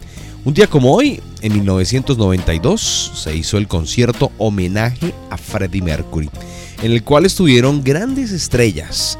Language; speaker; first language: Spanish; native; Spanish